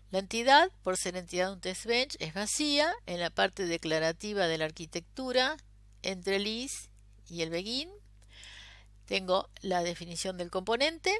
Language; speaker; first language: Spanish; native; Spanish